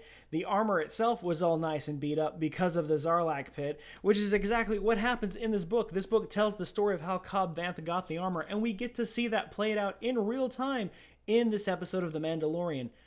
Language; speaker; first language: English; native; English